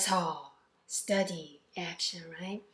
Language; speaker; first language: English; non-native, fluent; Korean